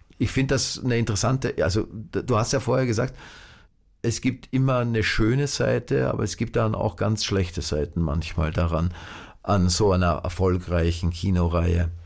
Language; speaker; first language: German; native; German